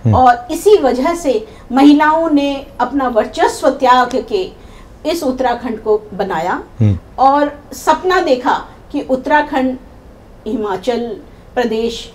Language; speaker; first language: Hindi; native; Hindi